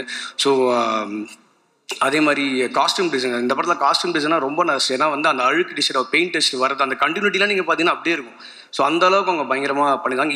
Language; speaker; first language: Tamil; native; Tamil